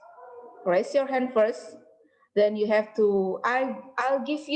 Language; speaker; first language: English; non-native, learner; Indonesian